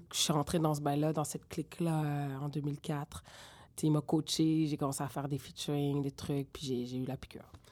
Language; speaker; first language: French; native; French